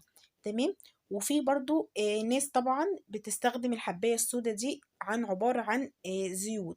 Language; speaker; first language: Arabic; native; Arabic